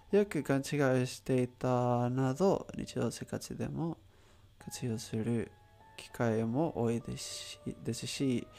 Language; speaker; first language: Japanese; non-native, learner; Spanish